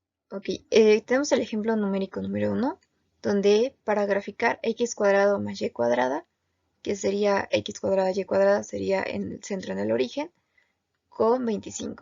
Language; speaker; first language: Spanish; native; Spanish